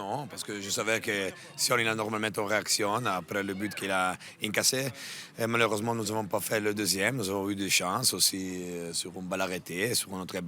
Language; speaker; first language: French; non-native, local second language; Italian